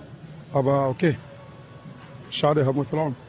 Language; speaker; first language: German; non-native, learner; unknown